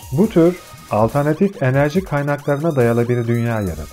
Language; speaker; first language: Turkish; native; Turkish